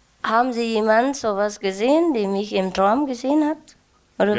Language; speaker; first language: German; non-native, learner; Vietnamese